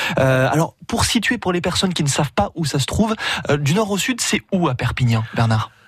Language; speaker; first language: French; native; French